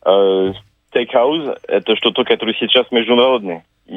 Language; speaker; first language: Russian; non-native, fluent; French